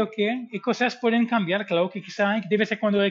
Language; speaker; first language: Spanish; non-native, fluent; English